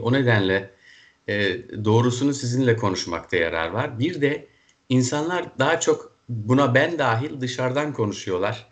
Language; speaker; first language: Turkish; native; Turkish